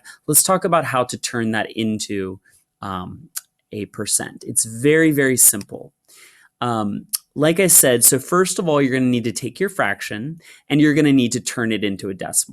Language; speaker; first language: English; native; English